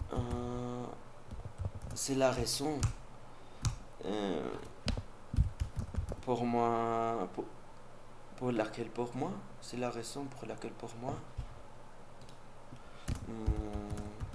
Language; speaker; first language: French; non-native, learner; Spanish